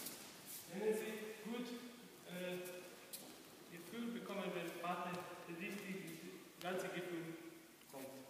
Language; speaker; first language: German; non-native, learner; Serbian